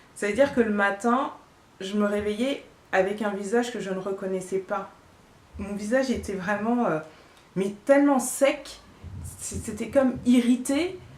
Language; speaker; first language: French; early bilingual, other home language; Bambara